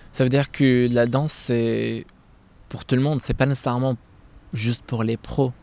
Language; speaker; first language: French; non-native, fluent; Arabic